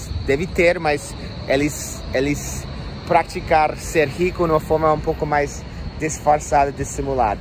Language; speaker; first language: Portuguese; non-native, fluent; English